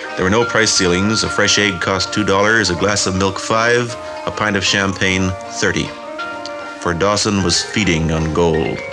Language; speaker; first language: English; native; English